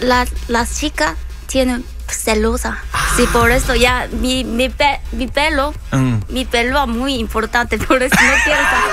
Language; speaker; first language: Spanish; non-native, learner; Korean